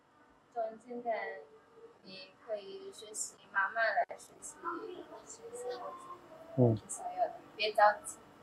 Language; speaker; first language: Chinese; non-native, fluent; Indonesian